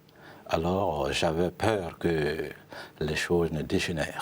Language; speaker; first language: French; non-native, local second language; Mossi